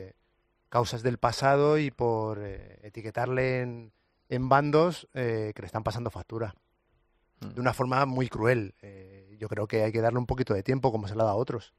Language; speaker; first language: Spanish; native; Spanish